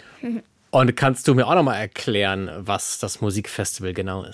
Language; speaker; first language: German; native; German